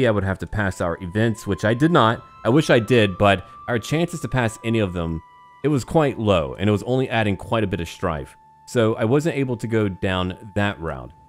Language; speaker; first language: English; native; English